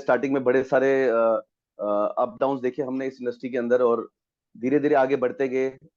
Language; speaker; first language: Hindi; native; Hindi